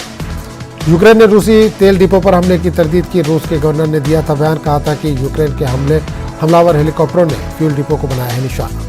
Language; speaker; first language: Hindi; native; Hindi